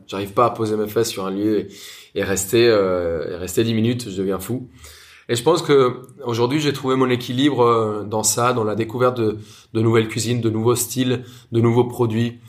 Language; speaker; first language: French; non-native, fluent; Spanish